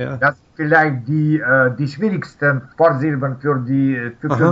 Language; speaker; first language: German; non-native, fluent; Russian